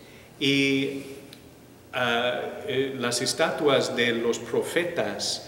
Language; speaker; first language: Spanish; non-native, fluent; English